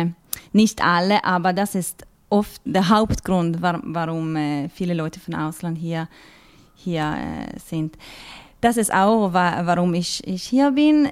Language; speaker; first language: German; non-native, learner; Norwegian